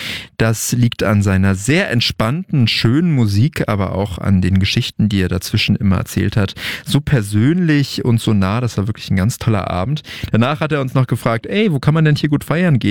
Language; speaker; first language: German; native; German